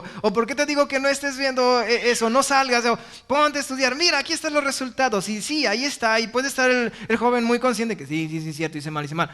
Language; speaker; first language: Spanish; native; Spanish